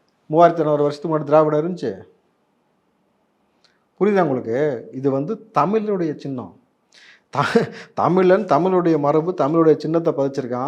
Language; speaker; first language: Tamil; native; Tamil